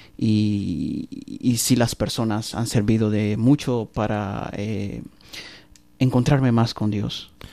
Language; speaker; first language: Spanish; native; Spanish